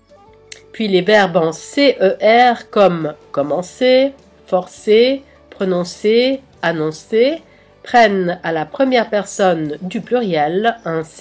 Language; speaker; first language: French; non-native, fluent; Italian